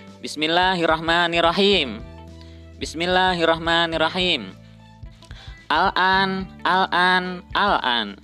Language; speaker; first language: Arabic; non-native, fluent; Indonesian